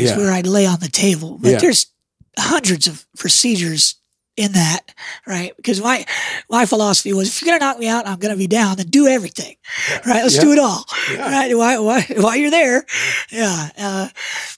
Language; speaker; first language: English; native; English